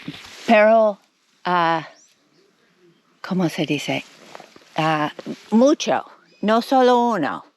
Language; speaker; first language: Spanish; non-native, learner; English